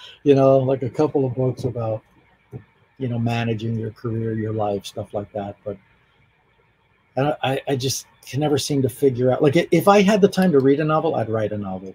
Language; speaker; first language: English; native; English